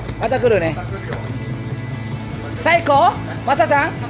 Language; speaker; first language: Japanese; non-native, fluent; Indonesian